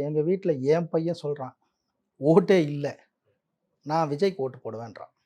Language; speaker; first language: Tamil; non-native, local second language; Telugu